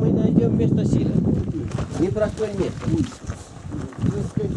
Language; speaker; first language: Russian; non-native, learner; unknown